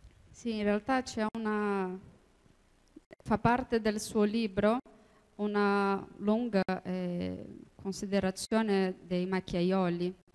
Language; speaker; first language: Italian; non-native, fluent; Portuguese